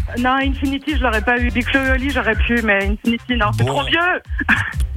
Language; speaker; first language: French; native; French